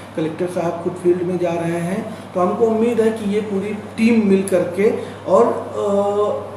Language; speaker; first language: Hindi; non-native, local second language; Marathi